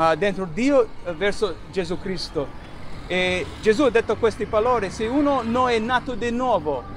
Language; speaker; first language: Italian; non-native, fluent; English